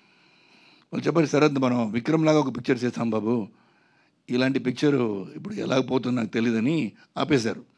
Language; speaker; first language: Telugu; non-native, local second language; Tamil